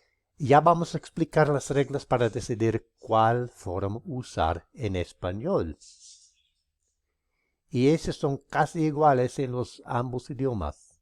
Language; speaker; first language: Spanish; non-native, fluent; English